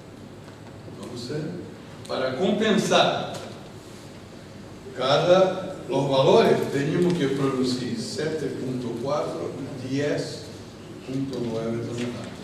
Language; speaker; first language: Spanish; non-native, fluent; Portuguese